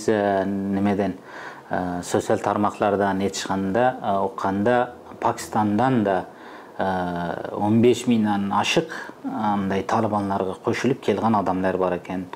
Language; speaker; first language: Kyrgyz; non-native, fluent; Uzbek